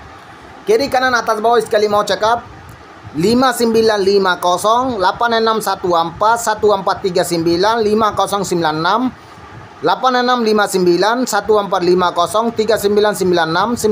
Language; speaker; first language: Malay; non-native, learner; Bangla